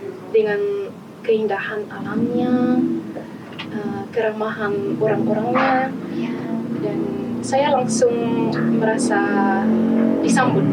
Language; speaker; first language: Indonesian; non-native, learner; Malagasy